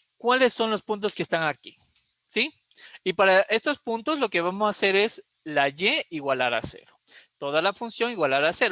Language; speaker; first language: Spanish; native; Spanish